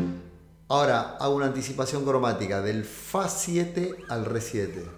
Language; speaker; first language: Spanish; native; Spanish